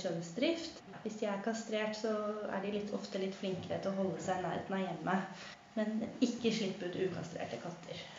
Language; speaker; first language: Norwegian; native; Norwegian